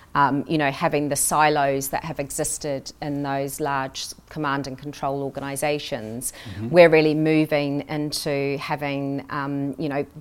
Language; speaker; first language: English; native; English